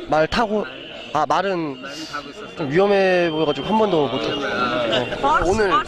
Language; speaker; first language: Korean; native; Korean